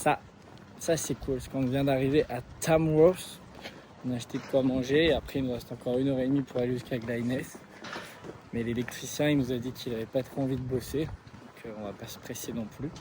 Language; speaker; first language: French; native; French